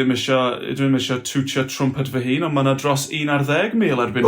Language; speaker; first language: Welsh; non-native, local second language; English